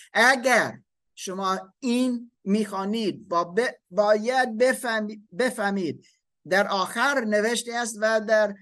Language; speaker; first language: Persian; non-native, learner; German